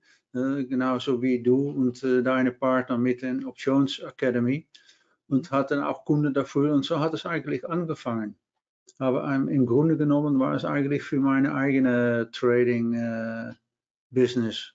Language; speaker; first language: German; non-native, learner; Dutch